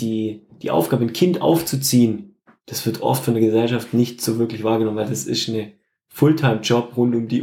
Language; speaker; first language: German; native; German